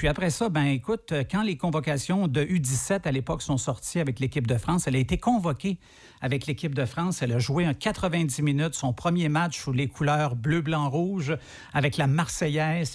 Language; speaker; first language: French; native; French